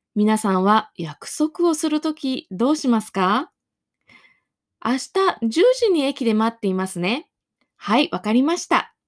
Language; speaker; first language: Japanese; native; Japanese